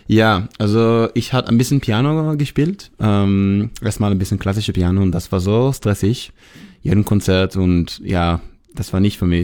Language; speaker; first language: German; non-native, learner; Hebrew